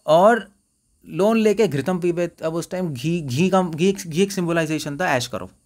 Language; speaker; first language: Hindi; native; Hindi